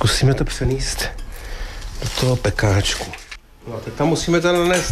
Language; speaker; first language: Czech; native; Czech